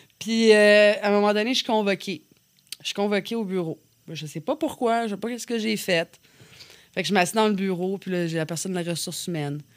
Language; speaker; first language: French; native; French